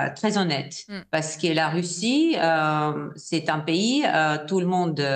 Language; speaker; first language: French; non-native, fluent; Georgian